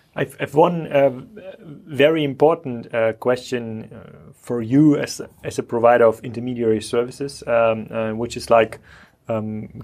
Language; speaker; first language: English; non-native, fluent; German